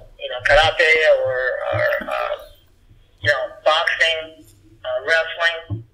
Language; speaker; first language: English; early bilingual, other home language; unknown